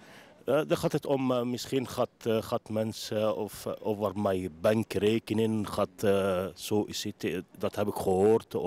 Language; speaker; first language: Dutch; non-native, learner; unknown